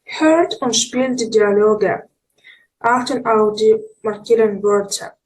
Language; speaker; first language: German; non-native, fluent; Ukrainian